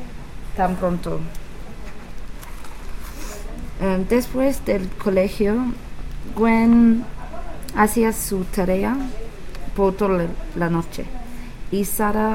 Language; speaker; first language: Spanish; non-native, learner; English